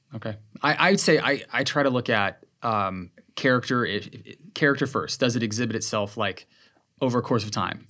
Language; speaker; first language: English; native; English